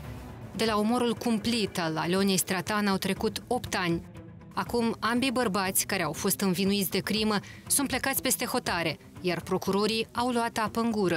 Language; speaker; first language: Romanian; native; Romanian